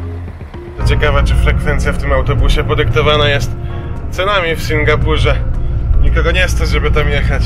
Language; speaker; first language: Polish; native; Polish